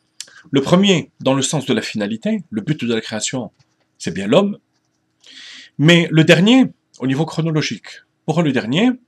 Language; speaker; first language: French; native; French